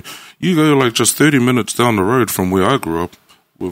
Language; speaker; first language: English; native; English